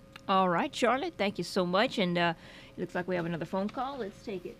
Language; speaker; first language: English; native; English